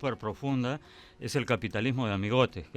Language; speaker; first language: Spanish; native; Spanish